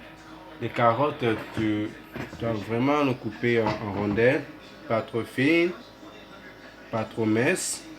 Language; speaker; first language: French; non-native, fluent; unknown